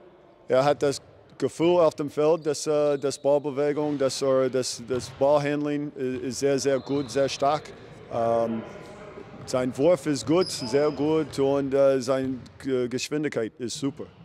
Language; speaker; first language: German; non-native, learner; English